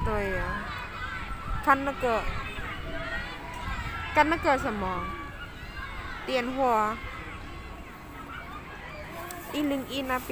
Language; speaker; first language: Chinese; non-native, learner; Javanese